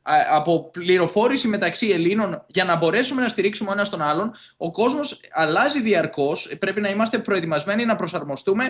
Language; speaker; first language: Greek; native; Greek